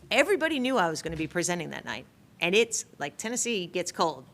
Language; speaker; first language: English; native; English